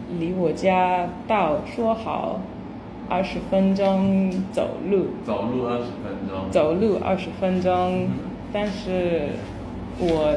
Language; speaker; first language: Chinese; non-native, learner; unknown